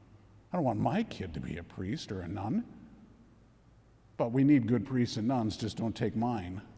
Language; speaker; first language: English; native; English